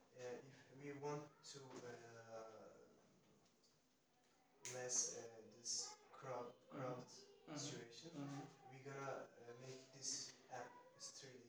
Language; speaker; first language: English; non-native, learner; Turkish